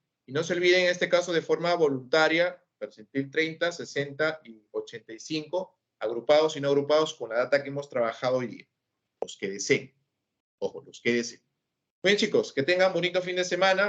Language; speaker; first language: Spanish; native; Spanish